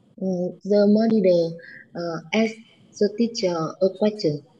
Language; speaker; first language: English; non-native, learner; Vietnamese